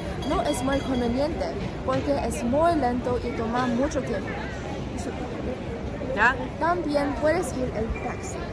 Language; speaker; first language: Spanish; non-native, learner; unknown